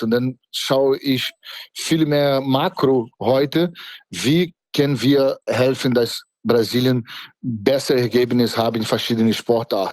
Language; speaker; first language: German; non-native, fluent; Portuguese